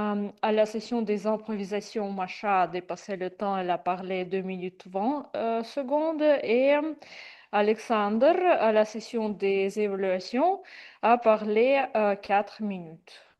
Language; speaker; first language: French; non-native, fluent; Russian